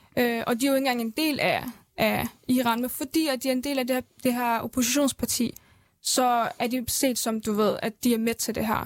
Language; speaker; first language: Danish; early bilingual, other home language; Central Kurdish